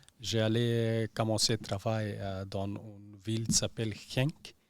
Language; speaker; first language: French; non-native, learner; Persian